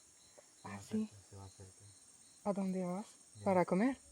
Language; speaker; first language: Spanish; non-native, learner; French